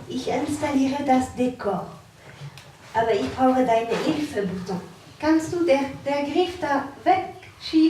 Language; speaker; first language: German; non-native, learner; French